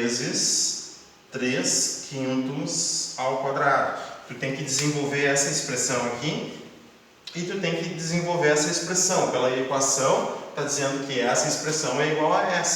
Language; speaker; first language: Portuguese; native; Portuguese